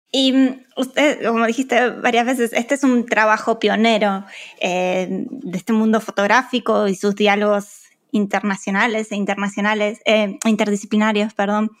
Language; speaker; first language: Spanish; native; Spanish